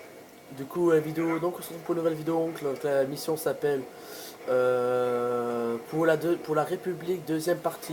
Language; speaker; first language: French; native; French